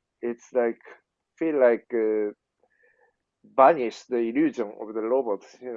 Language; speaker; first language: English; non-native, learner; Japanese